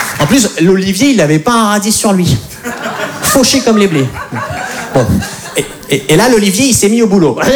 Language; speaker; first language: French; native; French